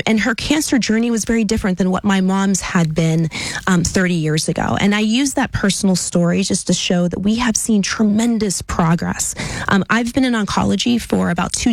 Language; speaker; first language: English; native; English